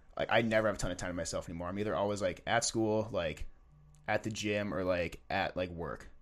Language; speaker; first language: English; native; English